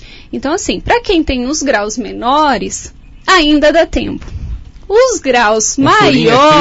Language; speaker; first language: Portuguese; native; Portuguese